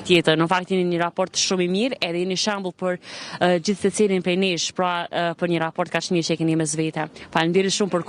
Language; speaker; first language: Albanian; native; Albanian